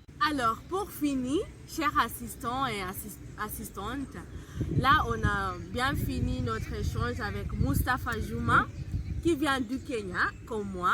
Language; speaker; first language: French; non-native, fluent; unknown